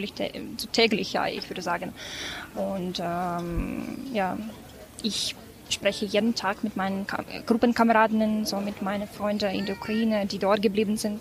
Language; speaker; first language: German; non-native, fluent; Ukrainian